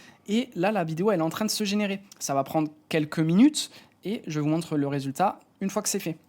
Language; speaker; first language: French; native; French